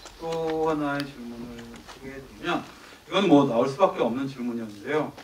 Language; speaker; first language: Korean; native; Korean